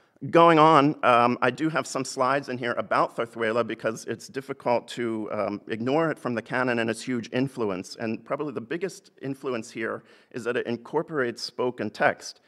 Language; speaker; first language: English; native; English